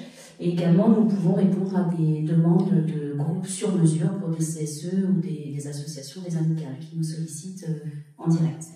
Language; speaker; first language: French; native; French